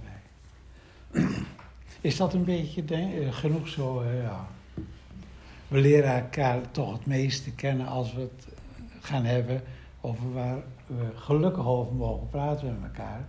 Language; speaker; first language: Dutch; native; Dutch